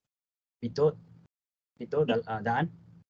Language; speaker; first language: Filipino; non-native, learner; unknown